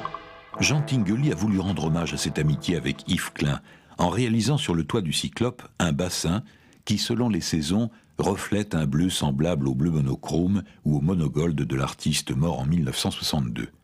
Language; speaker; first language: French; native; French